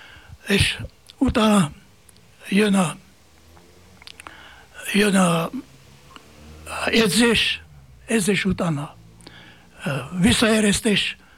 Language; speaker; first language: Hungarian; non-native, fluent; Bulgarian